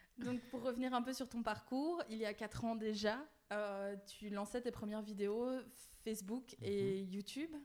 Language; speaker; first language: French; native; French